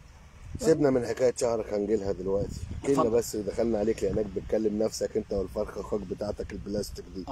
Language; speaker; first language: Arabic; native; Arabic